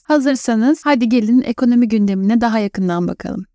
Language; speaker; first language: Turkish; native; Turkish